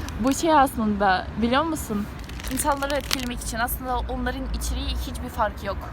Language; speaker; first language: Turkish; non-native, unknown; Russian